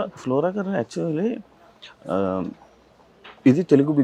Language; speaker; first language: Telugu; native; Telugu